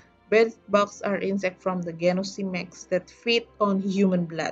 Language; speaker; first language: English; non-native, fluent; Indonesian